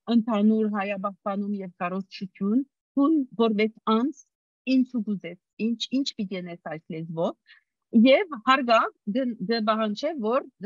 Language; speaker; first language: Armenian; early bilingual, heritage; Armenian